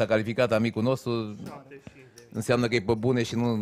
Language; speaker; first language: Romanian; native; Romanian